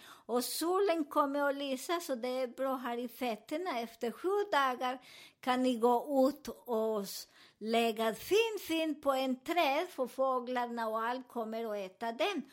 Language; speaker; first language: Swedish; non-native, learner; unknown